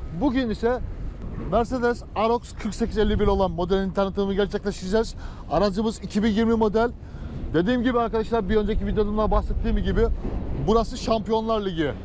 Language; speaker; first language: Turkish; native; Turkish